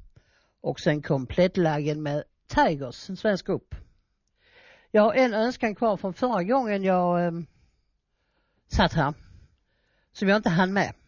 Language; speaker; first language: Swedish; native; Swedish